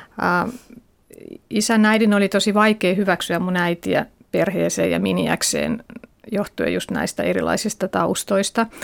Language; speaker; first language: Finnish; native; Finnish